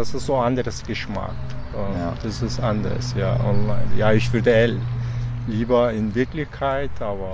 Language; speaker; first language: German; non-native, fluent; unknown